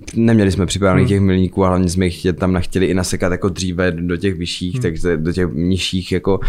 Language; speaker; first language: Czech; native; Czech